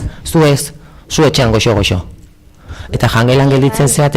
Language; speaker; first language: Basque; native; Basque